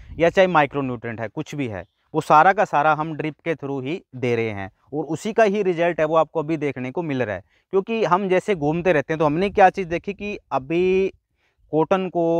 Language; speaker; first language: Hindi; non-native, local second language; Punjabi